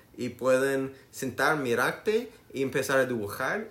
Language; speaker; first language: Spanish; non-native, learner; English